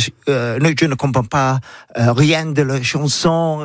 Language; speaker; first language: French; non-native, learner; English